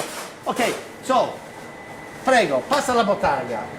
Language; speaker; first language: Italian; non-native, fluent; English